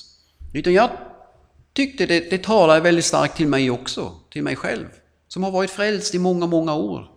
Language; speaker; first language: Swedish; non-native, fluent; German